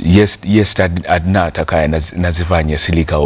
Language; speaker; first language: Russian; non-native, learner; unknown